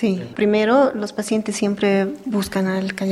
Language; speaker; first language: Spanish; native; Spanish